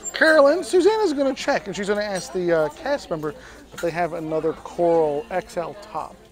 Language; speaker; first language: English; native; English